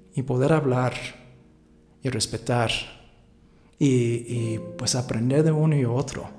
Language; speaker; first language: Spanish; early bilingual, heritage; Spanish